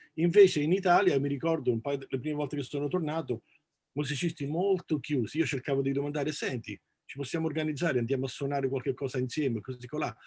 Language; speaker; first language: Italian; native; Italian